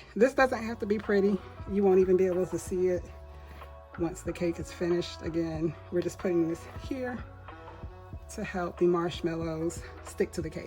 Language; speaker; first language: English; native; English